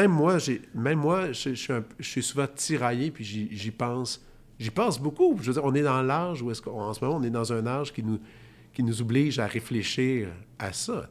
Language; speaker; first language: French; native; French